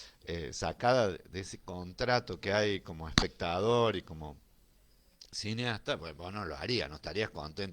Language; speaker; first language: Spanish; native; Spanish